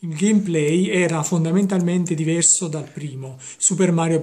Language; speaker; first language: Italian; native; Italian